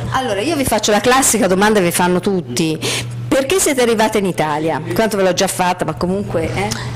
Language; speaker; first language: Italian; native; Italian